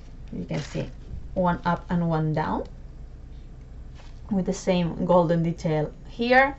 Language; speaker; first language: English; non-native, fluent; Spanish